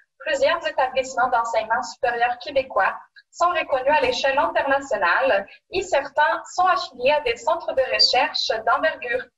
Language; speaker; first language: French; native; French